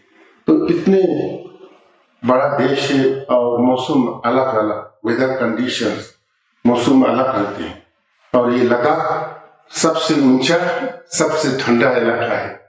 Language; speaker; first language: Hindi; non-native, local second language; Ladakhi